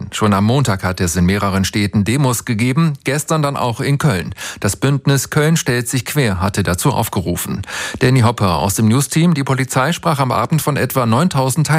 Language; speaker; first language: German; native; German